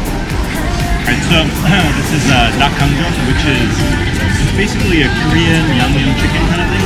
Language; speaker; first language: English; non-native, local second language; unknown